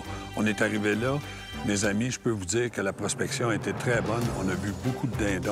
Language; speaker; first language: French; native; French